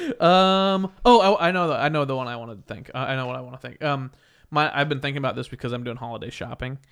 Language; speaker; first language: English; native; English